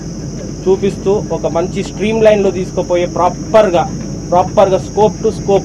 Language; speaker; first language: Telugu; native; Telugu